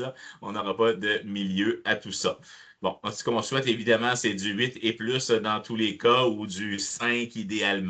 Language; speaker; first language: French; native; French